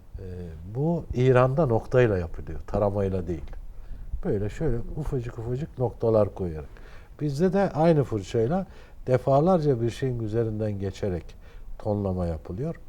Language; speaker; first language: Turkish; native; Turkish